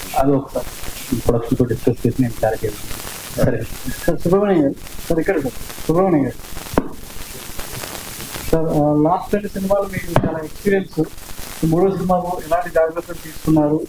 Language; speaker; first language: Telugu; native; Telugu